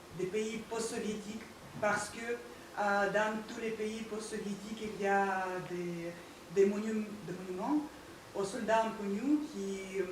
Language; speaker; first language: French; non-native, fluent; Russian